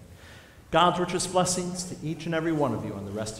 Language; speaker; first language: English; native; English